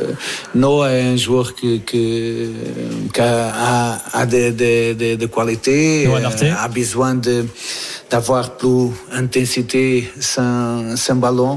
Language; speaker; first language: French; non-native, learner; Portuguese